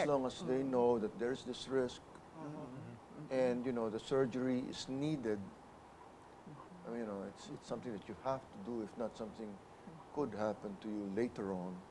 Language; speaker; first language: English; non-native, local second language; Filipino